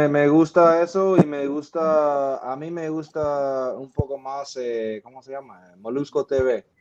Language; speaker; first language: Spanish; non-native, fluent; English